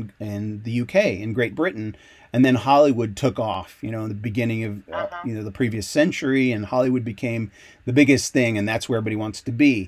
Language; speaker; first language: English; native; English